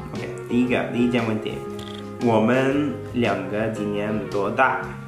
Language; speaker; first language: Chinese; non-native, learner; Norwegian